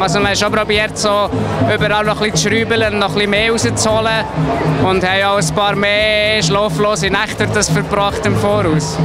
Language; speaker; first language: German; native; German